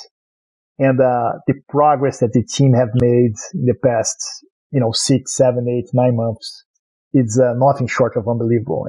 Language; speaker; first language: English; non-native, fluent; Portuguese